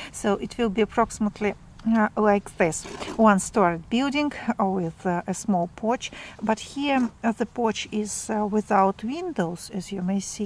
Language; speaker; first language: English; non-native, fluent; Russian